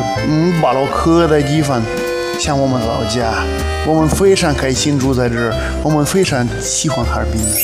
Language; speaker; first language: Chinese; non-native, learner; Russian